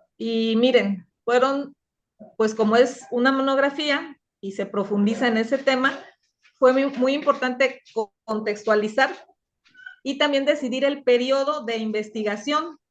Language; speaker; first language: Spanish; native; Spanish